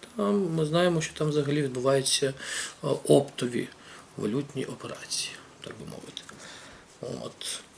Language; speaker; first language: Ukrainian; native; Ukrainian